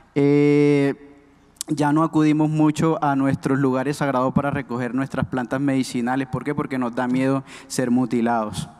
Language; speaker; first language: Spanish; non-native, local second language; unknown